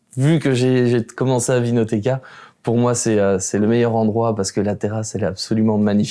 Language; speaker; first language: French; native; French